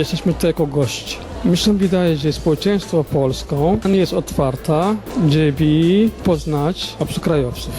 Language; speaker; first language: Polish; non-native, fluent; Somali